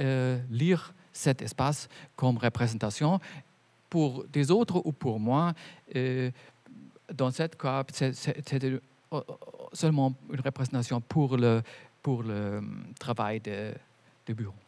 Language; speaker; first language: French; non-native, fluent; German